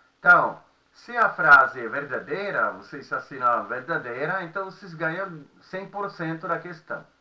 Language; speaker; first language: Portuguese; non-native, fluent; Czech